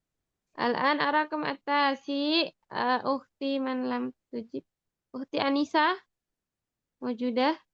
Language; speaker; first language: Arabic; non-native, fluent; Indonesian